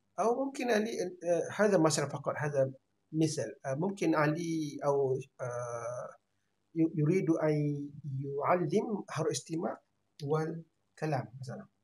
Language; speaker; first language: Arabic; non-native, fluent; Malay